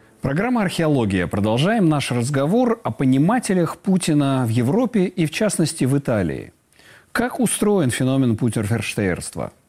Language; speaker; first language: Russian; native; Russian